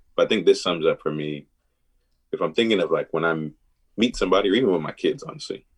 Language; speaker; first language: English; native; English